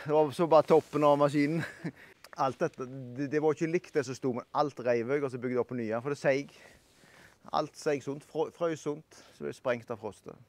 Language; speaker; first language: Norwegian; native; Norwegian